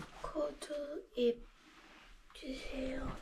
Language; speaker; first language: Korean; non-native, learner; Vietnamese